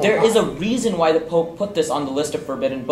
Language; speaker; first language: English; native; English